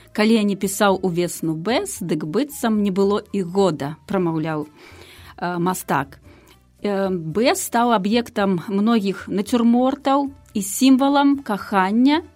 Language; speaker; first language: Belarusian; native; Belarusian